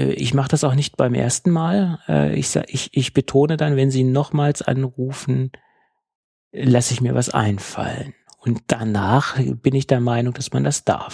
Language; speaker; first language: German; native; German